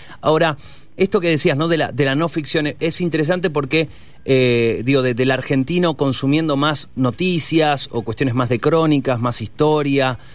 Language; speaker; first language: Spanish; native; Spanish